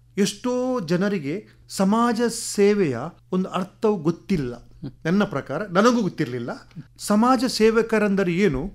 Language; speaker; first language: Kannada; non-native, local second language; Tulu